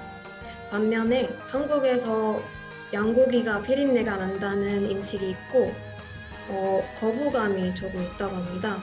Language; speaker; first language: Korean; non-native, fluent; Arabic